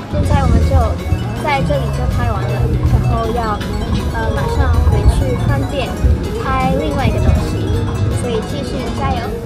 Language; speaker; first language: Chinese; non-native, fluent; Thai